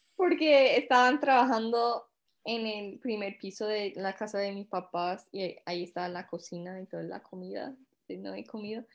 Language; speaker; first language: Spanish; early bilingual, heritage; Spanish